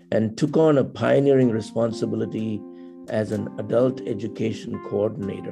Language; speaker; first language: English; non-native, local second language; Tamil